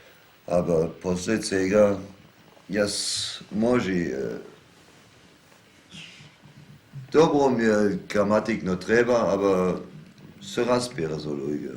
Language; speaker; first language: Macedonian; non-native, learner; German